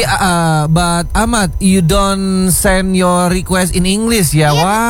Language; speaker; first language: English; non-native, learner; Indonesian